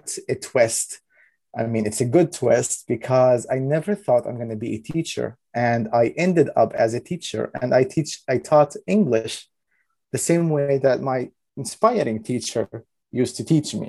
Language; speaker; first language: English; non-native, fluent; Arabic